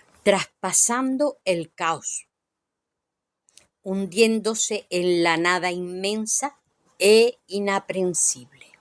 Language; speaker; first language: Spanish; native; Spanish